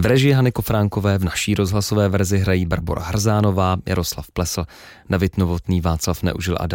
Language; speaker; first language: Czech; native; Czech